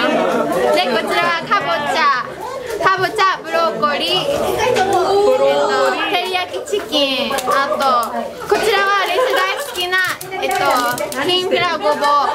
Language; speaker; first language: Japanese; non-native, learner; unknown